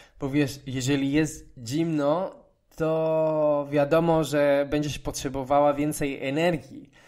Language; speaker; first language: Polish; non-native, fluent; Spanish